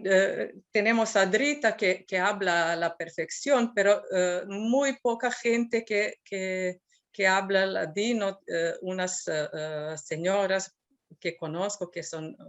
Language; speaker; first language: Spanish; non-native, fluent; Serbian